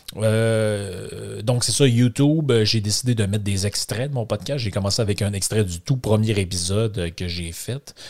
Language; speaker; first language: French; native; French